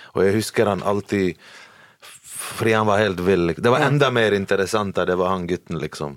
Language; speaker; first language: Norwegian; early bilingual, other home language; Bosnian